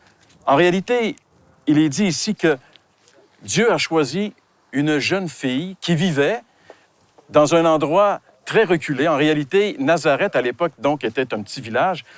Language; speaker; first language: French; native; French